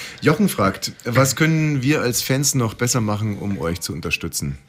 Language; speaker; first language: German; native; German